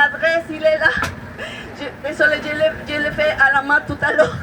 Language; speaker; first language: French; non-native, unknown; Spanish